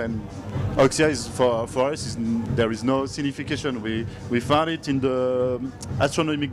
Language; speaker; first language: English; non-native, learner; French